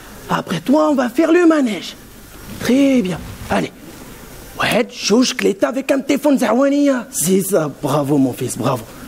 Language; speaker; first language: French; native; French